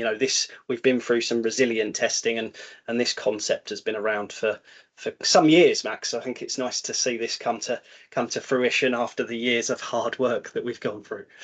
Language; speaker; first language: English; native; English